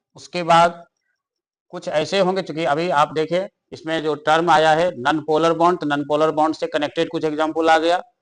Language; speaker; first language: Hindi; native; Hindi